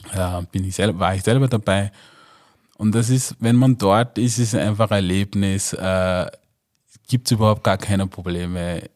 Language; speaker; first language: German; non-native, fluent; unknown